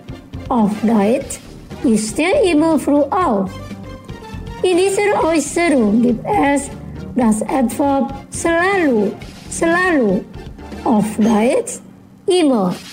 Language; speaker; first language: German; non-native, fluent; Indonesian